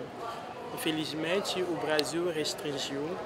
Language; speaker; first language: Portuguese; non-native, fluent; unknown